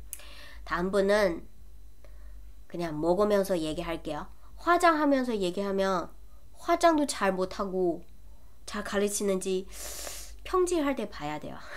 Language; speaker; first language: Korean; non-native, fluent; Chinese